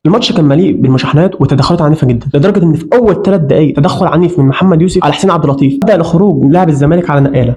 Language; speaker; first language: Arabic; native; Arabic